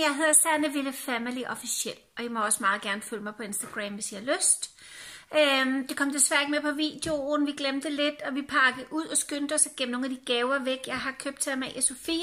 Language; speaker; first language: Danish; native; Danish